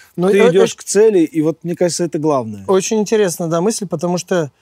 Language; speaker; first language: Russian; native; Russian